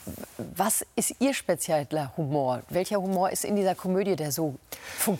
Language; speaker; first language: German; native; German